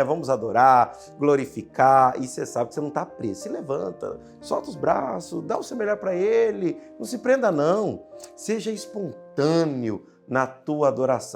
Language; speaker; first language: Portuguese; native; Portuguese